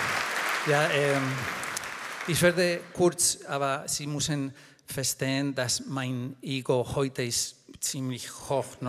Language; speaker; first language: German; non-native, fluent; Spanish